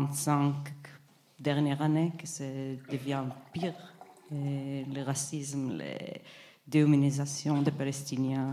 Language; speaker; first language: French; non-native, fluent; Hebrew